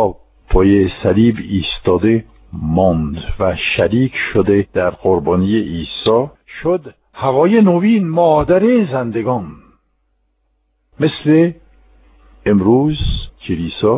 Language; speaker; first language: Persian; non-native, fluent; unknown